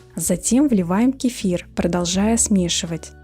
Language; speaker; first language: Russian; native; Russian